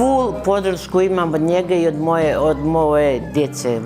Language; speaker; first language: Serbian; early bilingual, other home language; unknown